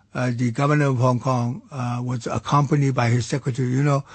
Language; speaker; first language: English; non-native, fluent; Chinese